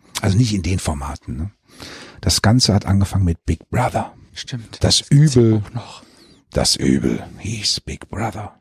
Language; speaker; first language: German; native; German